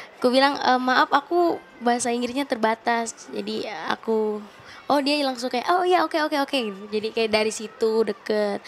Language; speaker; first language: Indonesian; native; Indonesian